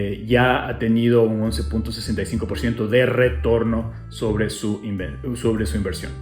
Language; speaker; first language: Spanish; native; Spanish